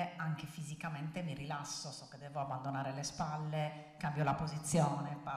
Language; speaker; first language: Italian; native; Italian